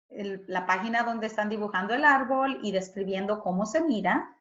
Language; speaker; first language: Spanish; early bilingual, heritage; Spanish